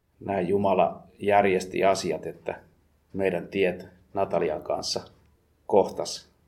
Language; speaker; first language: Finnish; native; Finnish